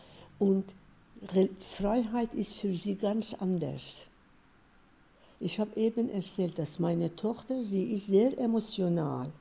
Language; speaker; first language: German; non-native, fluent; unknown